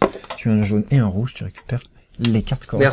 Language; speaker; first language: French; native; French